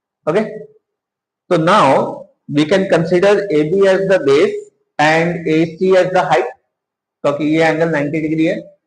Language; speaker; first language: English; non-native, local second language; Hindi